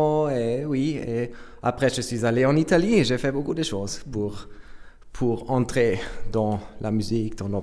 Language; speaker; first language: French; non-native, fluent; German